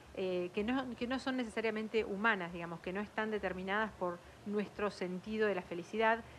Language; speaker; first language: Spanish; native; Spanish